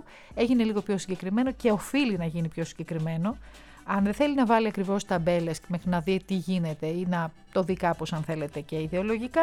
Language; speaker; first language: Greek; native; Greek